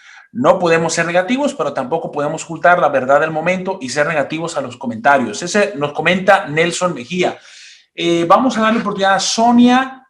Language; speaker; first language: Spanish; native; Spanish